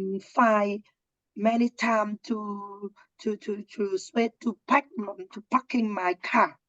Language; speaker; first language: English; non-native, learner; Vietnamese